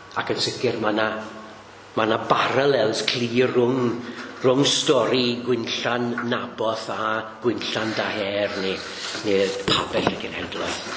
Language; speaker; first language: Welsh; native; Welsh